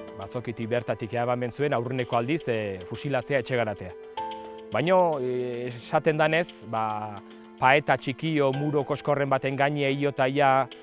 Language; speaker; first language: Basque; native; Basque